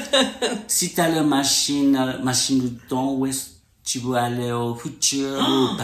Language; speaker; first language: French; non-native, learner; Japanese